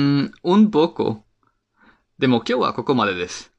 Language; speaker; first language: Japanese; non-native, fluent; Spanish